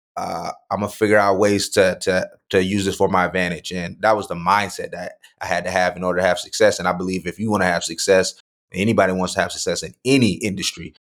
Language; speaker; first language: English; native; English